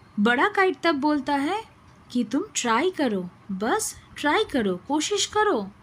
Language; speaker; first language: Hindi; non-native, local second language; Bangla